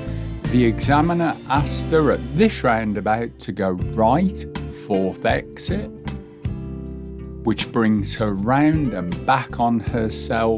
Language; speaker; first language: English; native; English